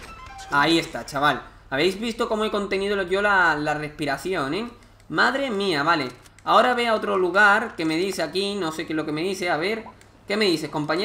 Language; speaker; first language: Spanish; native; Spanish